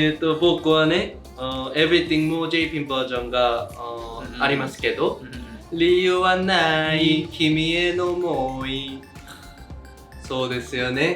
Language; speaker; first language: Japanese; non-native, learner; Korean